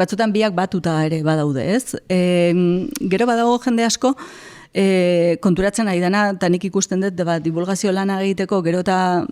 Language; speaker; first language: Basque; native; Basque